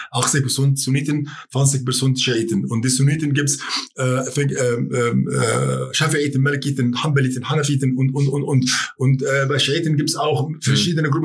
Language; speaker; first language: German; non-native, fluent; Arabic